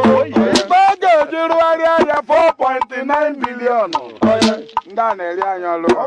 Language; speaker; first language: Igbo; native; Igbo